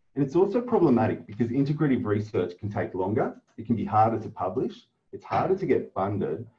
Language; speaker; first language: English; native; English